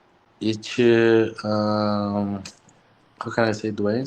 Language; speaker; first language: English; non-native, learner; Portuguese